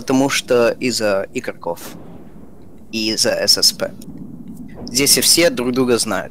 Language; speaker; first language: Russian; early bilingual, heritage; Russian